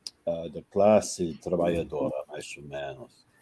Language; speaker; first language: Portuguese; non-native, fluent; English